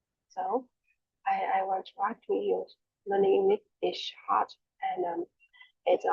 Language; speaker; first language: English; non-native, learner; Vietnamese